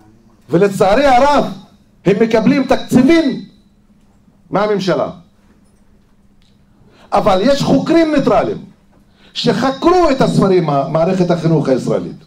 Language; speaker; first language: Hebrew; non-native, fluent; Arabic